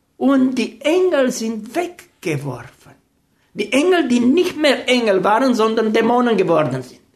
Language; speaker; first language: German; non-native, fluent; Romanian